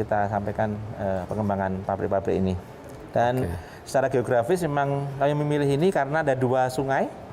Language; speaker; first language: Indonesian; native; Indonesian